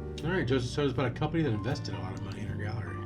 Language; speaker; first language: English; native; English